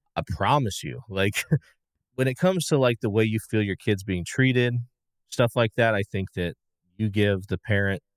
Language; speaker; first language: English; native; English